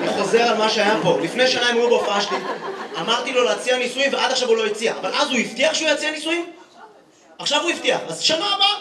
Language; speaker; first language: Hebrew; native; Hebrew